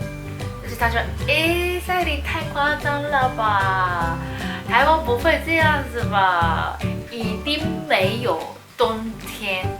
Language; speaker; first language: Chinese; non-native, fluent; Japanese